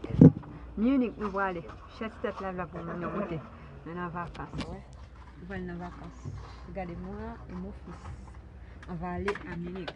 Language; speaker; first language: French; non-native, learner; Haitian Creole